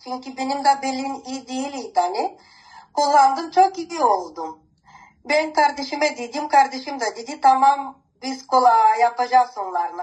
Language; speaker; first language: Turkish; non-native, learner; Greek